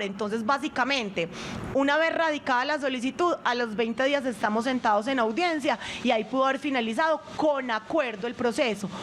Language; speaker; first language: Spanish; native; Spanish